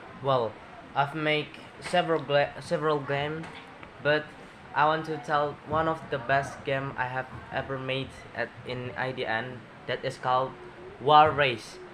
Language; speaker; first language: English; non-native, learner; Indonesian